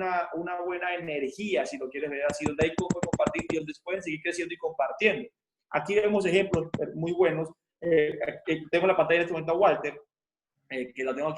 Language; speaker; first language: Spanish; native; Spanish